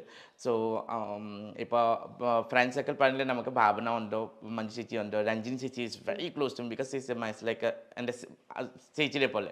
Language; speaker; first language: Malayalam; non-native, learner; Assamese